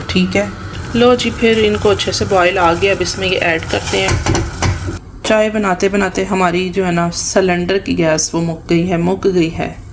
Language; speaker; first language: Urdu; non-native, local second language; Punjabi